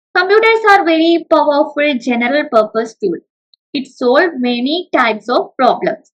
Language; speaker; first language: English; non-native, local second language; Malayalam